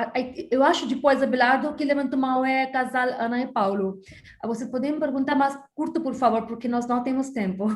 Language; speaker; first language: Portuguese; non-native, fluent; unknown